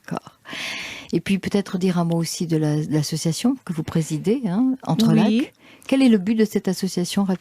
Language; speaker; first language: French; native; French